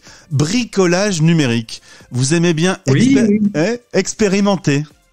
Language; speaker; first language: French; native; French